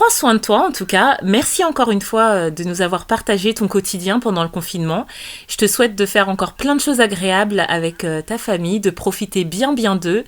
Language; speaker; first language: French; native; French